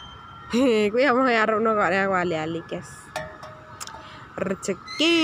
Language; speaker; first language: Chinese; non-native, learner; Indonesian